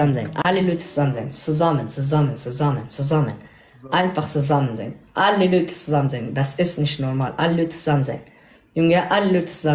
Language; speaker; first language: German; non-native, learner; Persian